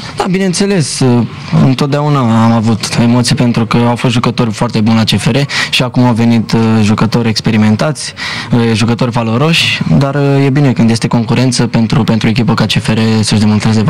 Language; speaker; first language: Romanian; native; Romanian